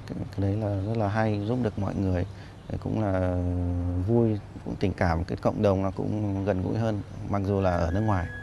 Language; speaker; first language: Vietnamese; early bilingual, heritage; Polish